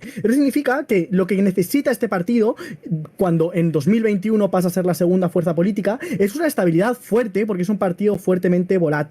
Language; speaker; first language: Spanish; native; Spanish